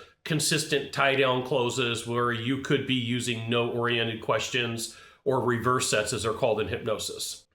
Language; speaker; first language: English; native; English